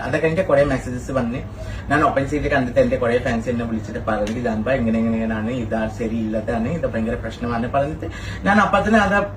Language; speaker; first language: Malayalam; non-native, fluent; Assamese